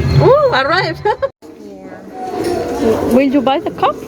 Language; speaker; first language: English; non-native, learner; Spanish